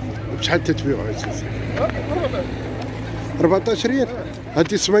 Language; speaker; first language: Arabic; native; Arabic